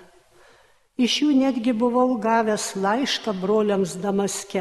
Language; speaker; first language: Lithuanian; native; Lithuanian